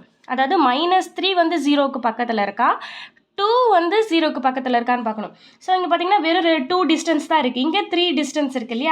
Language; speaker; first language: Tamil; native; Tamil